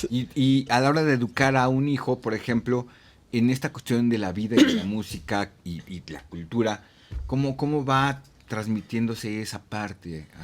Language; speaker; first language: Spanish; native; Spanish